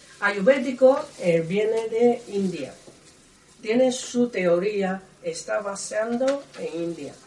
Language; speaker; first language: Spanish; non-native, learner; Chinese